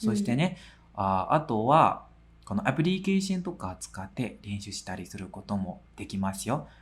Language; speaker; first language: Japanese; non-native, fluent; Burmese